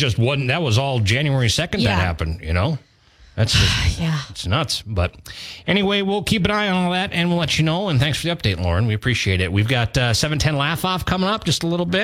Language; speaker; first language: English; native; English